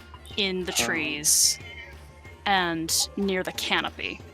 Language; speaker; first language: English; native; English